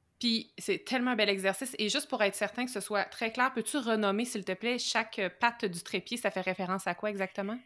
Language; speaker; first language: French; native; French